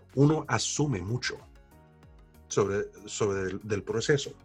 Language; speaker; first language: Spanish; early bilingual, heritage; Spanish